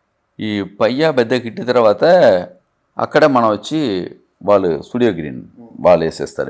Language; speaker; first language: Telugu; non-native, learner; Tamil